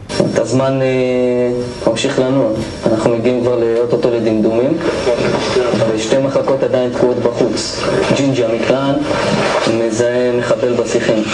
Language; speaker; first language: Hebrew; native; Hebrew